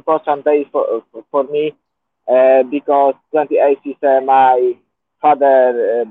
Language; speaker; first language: English; non-native, learner; Polish